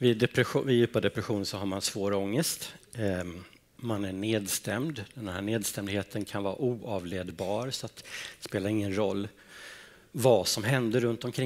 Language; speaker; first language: Swedish; native; Swedish